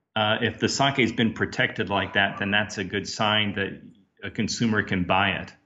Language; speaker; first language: English; native; English